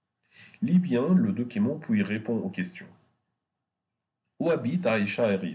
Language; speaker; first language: French; non-native, fluent; Arabic